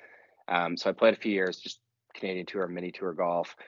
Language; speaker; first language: English; native; English